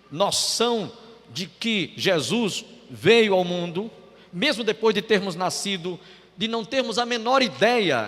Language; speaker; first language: Portuguese; native; Portuguese